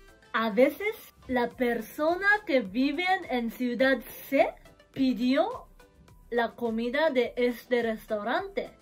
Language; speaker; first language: Spanish; non-native, learner; Japanese